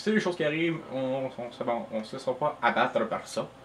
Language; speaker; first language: French; native; French